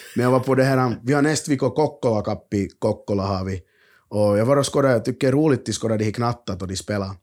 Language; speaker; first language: Swedish; native; Swedish